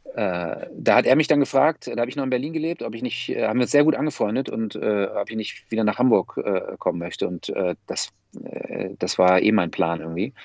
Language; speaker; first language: German; native; German